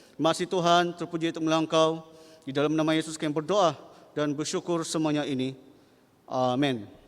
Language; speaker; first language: Malay; native; Malay